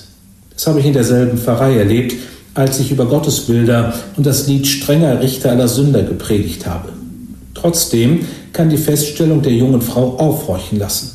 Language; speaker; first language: German; native; German